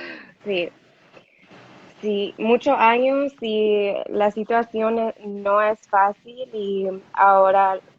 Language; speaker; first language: Spanish; non-native, learner; English